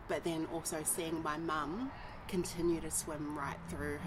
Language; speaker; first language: English; native; English